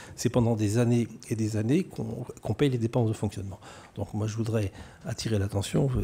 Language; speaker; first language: French; native; French